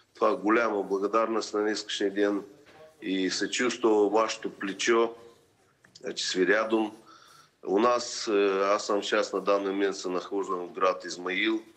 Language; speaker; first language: Bulgarian; early bilingual, heritage; Bulgarian